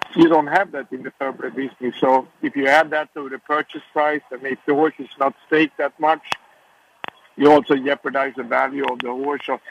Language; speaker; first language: English; non-native, fluent; Swedish